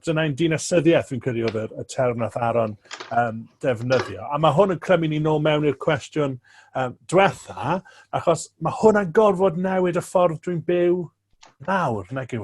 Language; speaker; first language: Welsh; native; Welsh